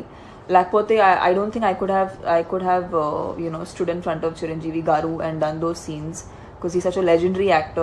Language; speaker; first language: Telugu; non-native, fluent; Hindi